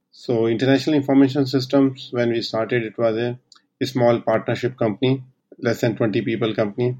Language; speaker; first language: English; non-native, local second language; Hindi